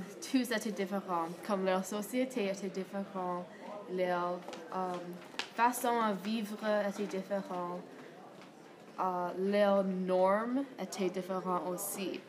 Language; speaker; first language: French; non-native, learner; English